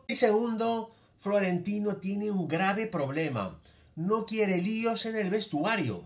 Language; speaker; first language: Spanish; native; Spanish